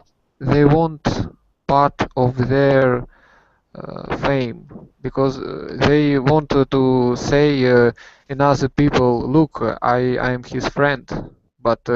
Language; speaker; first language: English; non-native, learner; Russian